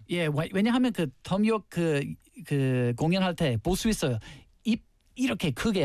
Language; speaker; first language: Korean; non-native, learner; English